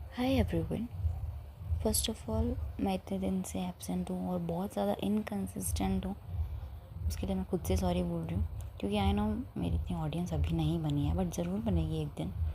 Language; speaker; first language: Hindi; non-native, local second language; Marwari